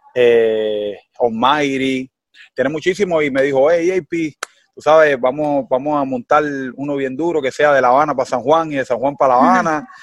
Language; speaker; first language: Spanish; native; Spanish